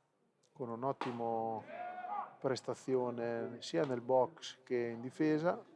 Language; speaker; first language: Italian; native; Italian